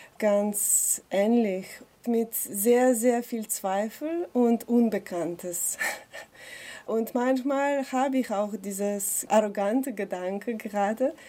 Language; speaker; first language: German; non-native, learner; Slovenian